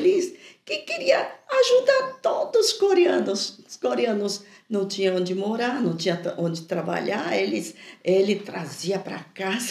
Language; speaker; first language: Portuguese; early bilingual, other home language; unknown